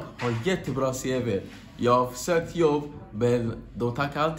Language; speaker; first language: Swedish; non-native, fluent; Italian